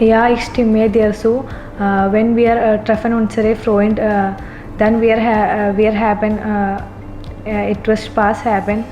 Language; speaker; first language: German; non-native, learner; Malayalam